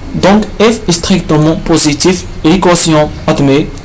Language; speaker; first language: French; non-native, local second language; Arabic